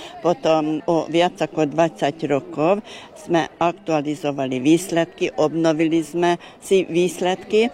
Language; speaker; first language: Slovak; early bilingual, heritage; Slovak